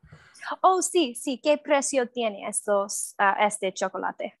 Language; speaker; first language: Spanish; non-native, learner; English